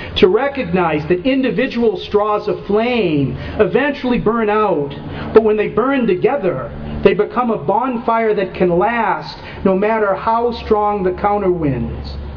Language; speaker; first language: English; native; English